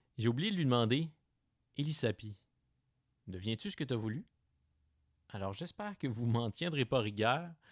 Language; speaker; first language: French; native; French